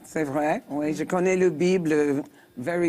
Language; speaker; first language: French; non-native, learner; English